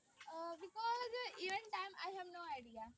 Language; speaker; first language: English; non-native, learner; Hindi